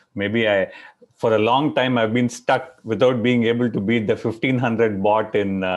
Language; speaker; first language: English; non-native, local second language; Tamil